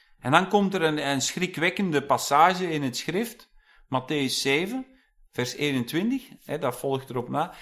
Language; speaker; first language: Dutch; non-native, fluent; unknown